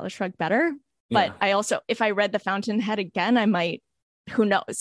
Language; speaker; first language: English; native; English